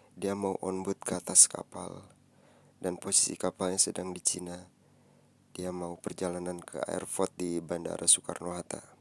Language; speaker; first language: Indonesian; non-native, local second language; Sundanese